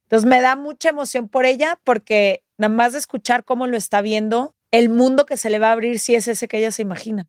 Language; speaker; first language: Spanish; native; Spanish